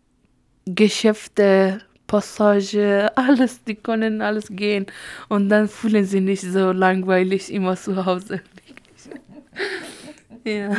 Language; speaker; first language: German; non-native, learner; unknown